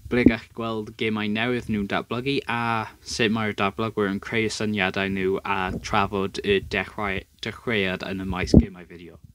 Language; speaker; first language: Welsh; non-native, local second language; English